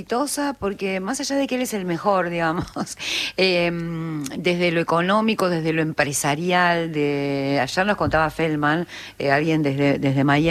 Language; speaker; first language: Spanish; native; Spanish